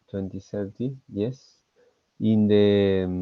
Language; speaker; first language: English; non-native, learner; Spanish